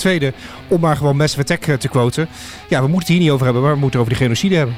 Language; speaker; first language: Dutch; native; Dutch